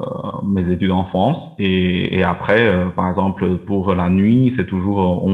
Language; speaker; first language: French; non-native, learner; Chinese